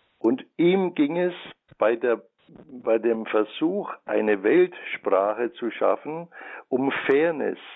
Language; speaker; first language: German; native; German